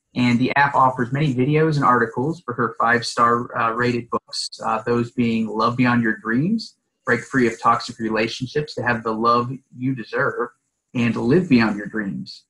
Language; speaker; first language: English; native; English